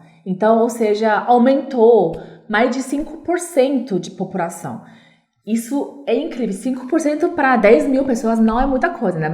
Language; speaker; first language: Portuguese; non-native, learner; Chinese